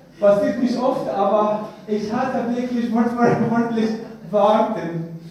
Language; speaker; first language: German; non-native, fluent; Arabic